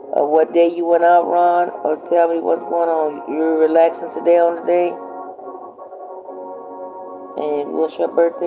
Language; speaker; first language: English; native; English